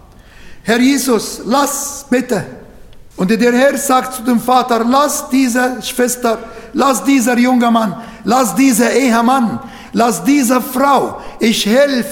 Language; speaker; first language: German; non-native, learner; Arabic